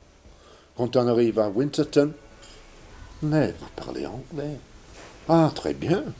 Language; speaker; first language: French; non-native, learner; English